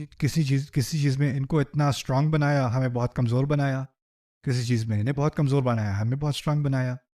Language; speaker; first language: Urdu; early bilingual, heritage; Urdu